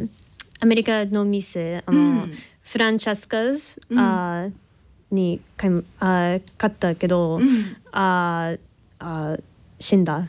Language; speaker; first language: Japanese; non-native, learner; English